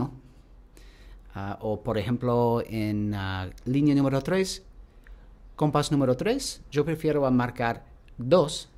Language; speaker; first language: Spanish; non-native, learner; English